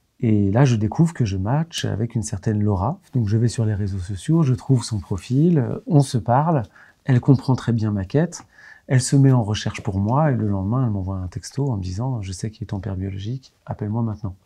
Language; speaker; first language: French; native; French